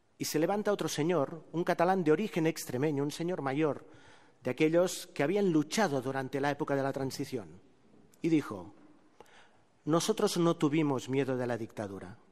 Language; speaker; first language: Spanish; non-native, local second language; Catalan